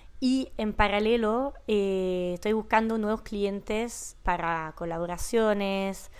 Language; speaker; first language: Spanish; non-native, fluent; Italian